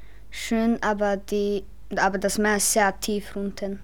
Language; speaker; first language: German; early bilingual, other home language; Croatian